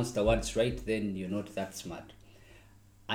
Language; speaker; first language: English; non-native, local second language; Nyankole